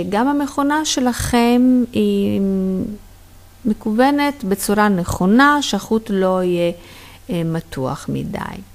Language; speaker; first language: Hebrew; non-native, fluent; Italian